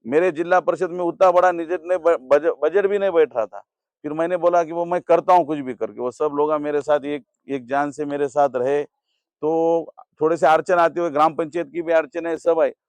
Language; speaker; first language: Hindi; non-native, local second language; Marathi